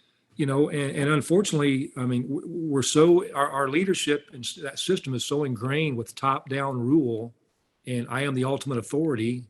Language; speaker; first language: English; native; English